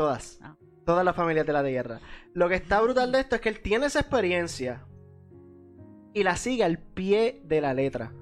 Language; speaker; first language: Spanish; native; Spanish